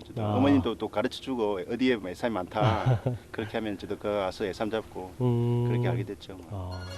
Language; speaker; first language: Korean; native; Korean